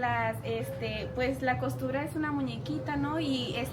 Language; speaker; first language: Spanish; native; Spanish